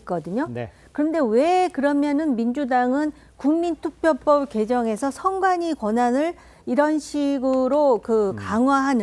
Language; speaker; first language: Korean; native; Korean